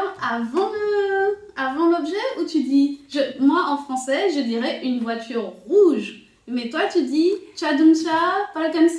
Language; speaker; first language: French; native; French